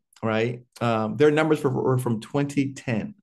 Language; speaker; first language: English; native; English